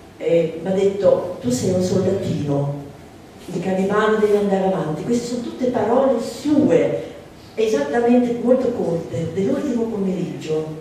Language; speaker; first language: Italian; non-native, local second language; German